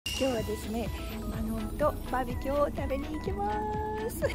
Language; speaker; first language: Japanese; non-native, fluent; Russian